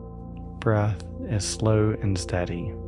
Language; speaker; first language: English; native; English